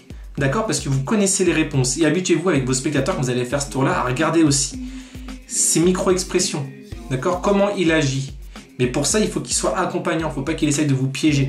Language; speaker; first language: French; native; French